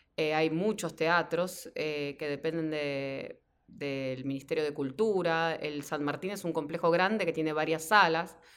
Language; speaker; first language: Spanish; native; Spanish